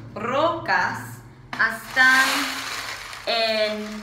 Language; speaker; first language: Spanish; non-native, learner; English